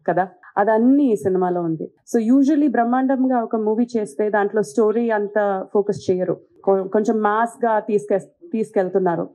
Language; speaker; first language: Telugu; non-native, fluent; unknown